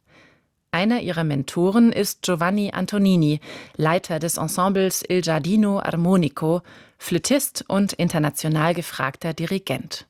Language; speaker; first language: German; native; German